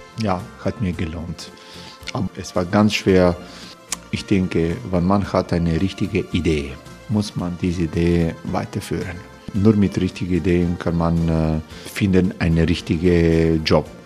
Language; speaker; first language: German; non-native, learner; Croatian